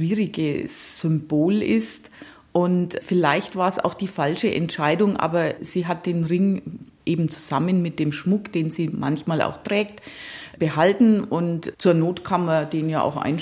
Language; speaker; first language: German; native; German